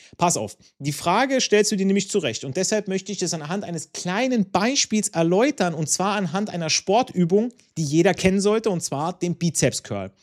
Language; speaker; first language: German; non-native, fluent; Italian